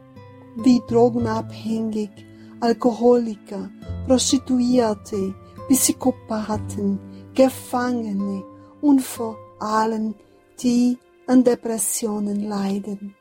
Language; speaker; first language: German; non-native, fluent; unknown